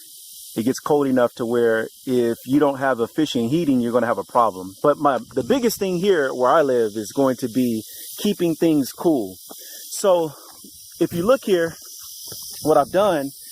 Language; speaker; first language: English; native; English